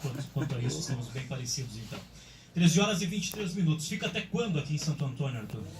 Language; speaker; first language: Portuguese; native; Portuguese